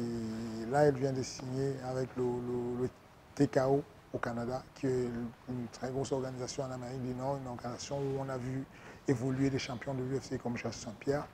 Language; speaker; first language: French; native; French